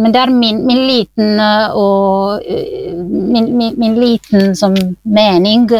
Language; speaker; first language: Norwegian; non-native, fluent; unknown